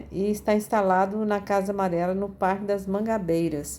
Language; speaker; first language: Portuguese; native; Portuguese